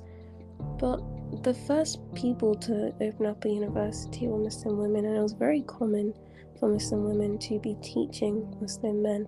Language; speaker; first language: English; native; English